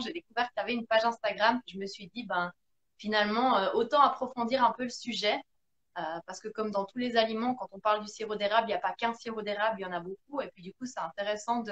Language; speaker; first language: French; native; French